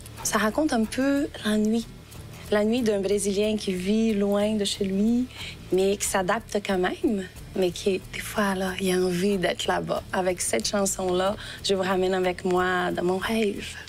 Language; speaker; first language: French; non-native, fluent; Portuguese